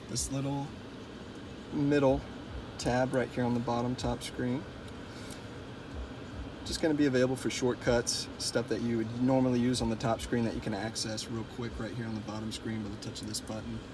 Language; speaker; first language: English; native; English